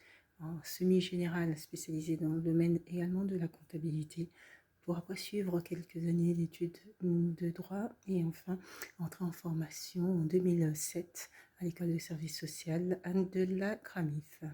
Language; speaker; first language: French; native; French